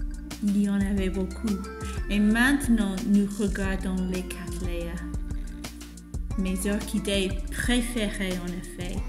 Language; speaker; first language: French; non-native, fluent; English